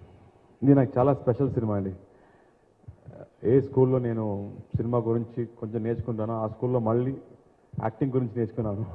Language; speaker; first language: Telugu; non-native, learner; Tamil